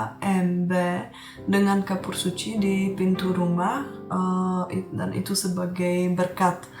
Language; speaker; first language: Indonesian; non-native, fluent; Czech